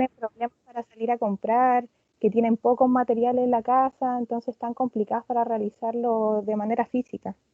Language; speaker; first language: Spanish; native; Spanish